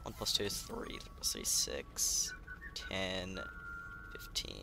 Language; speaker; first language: English; native; English